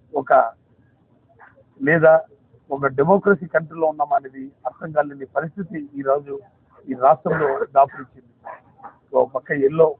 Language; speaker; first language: Telugu; native; Telugu